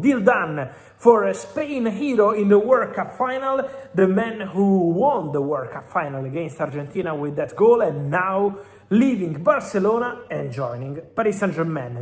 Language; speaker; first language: English; non-native, fluent; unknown